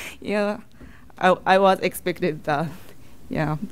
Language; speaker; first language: English; non-native, learner; Japanese